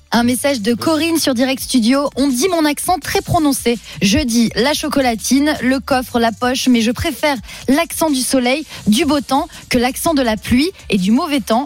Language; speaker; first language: French; native; French